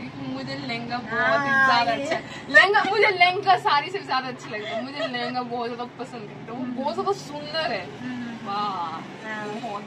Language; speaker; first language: Hindi; non-native, learner; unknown